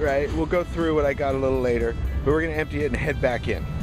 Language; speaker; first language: English; native; English